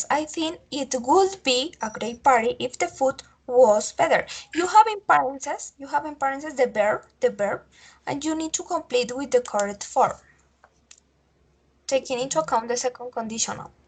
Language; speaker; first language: English; non-native, fluent; Spanish